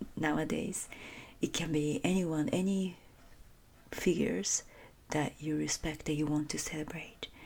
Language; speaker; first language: English; non-native, fluent; Japanese